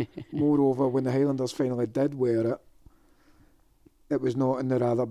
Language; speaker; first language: English; native; English